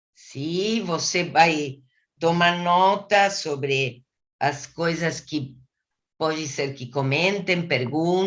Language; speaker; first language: Portuguese; non-native, learner; Spanish